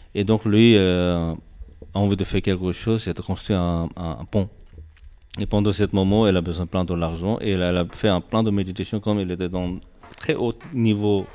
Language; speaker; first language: French; non-native, learner; Tibetan